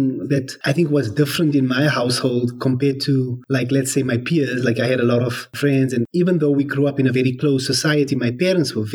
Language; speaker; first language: English; native; English